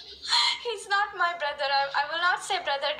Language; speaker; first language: English; non-native, learner; Hindi